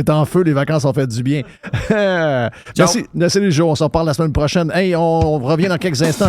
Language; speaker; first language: French; native; French